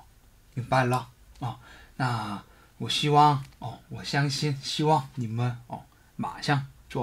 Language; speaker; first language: Chinese; non-native, fluent; Korean